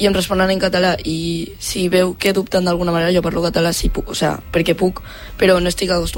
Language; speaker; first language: Catalan; non-native, local second language; Spanish